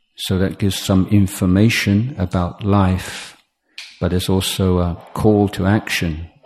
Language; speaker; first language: English; native; English